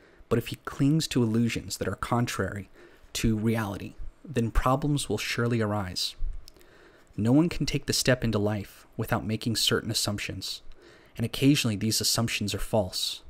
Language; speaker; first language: English; native; English